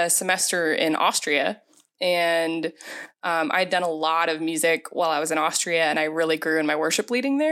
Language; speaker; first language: English; native; English